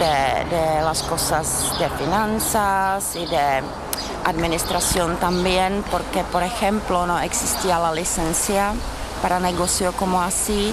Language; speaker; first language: Spanish; non-native, learner; Czech